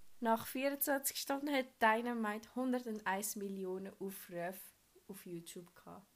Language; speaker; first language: German; early bilingual, other home language; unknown